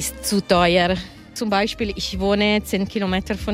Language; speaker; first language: German; non-native, learner; Italian